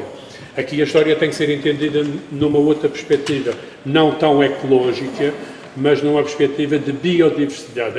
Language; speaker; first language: Portuguese; native; Portuguese